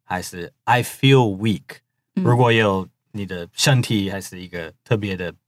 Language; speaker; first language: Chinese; non-native, fluent; English